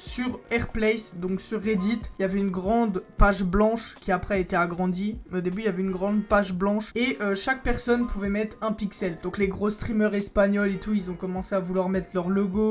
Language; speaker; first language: French; native; French